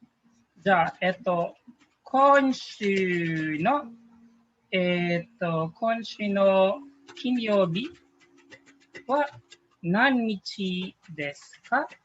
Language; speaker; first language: Japanese; non-native, fluent; Filipino